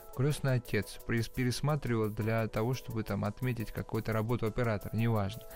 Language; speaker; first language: Russian; early bilingual, other home language; Georgian